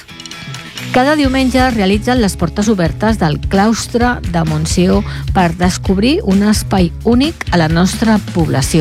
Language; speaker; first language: Catalan; native; Catalan